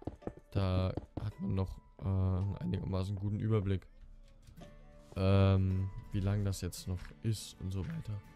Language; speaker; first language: German; native; German